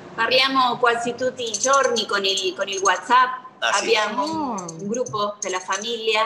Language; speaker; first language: Italian; early bilingual, heritage; Spanish